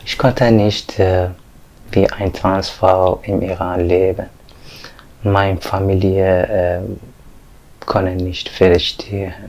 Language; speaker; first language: German; non-native, learner; Persian